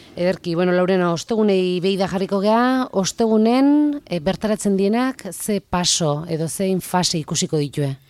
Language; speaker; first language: Basque; native; Basque